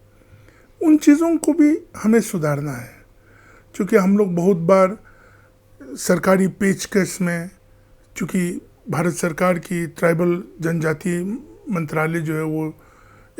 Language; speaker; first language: Hindi; non-native, local second language; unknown